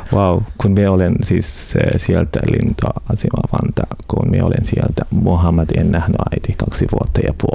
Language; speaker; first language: Finnish; non-native, learner; Arabic